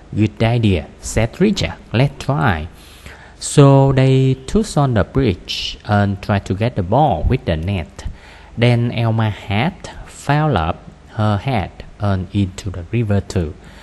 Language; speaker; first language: English; non-native, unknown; Vietnamese